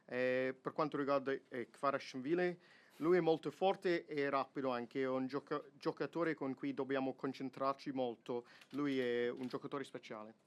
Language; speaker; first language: Italian; non-native, fluent; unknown